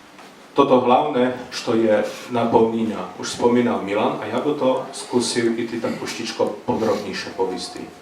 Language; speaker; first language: Slovak; non-native, local second language; Rusyn